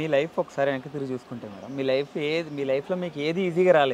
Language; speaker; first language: Telugu; native; Telugu